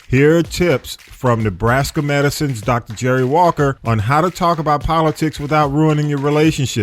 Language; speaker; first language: English; native; English